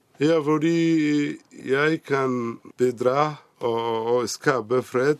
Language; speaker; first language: Norwegian; non-native, fluent; Somali